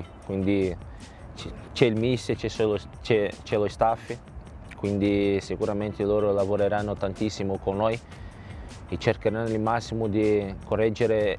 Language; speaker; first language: Italian; non-native, fluent; Portuguese